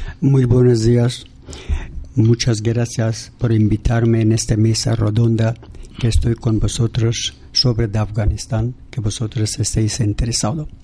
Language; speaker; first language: Spanish; non-native, learner; Persian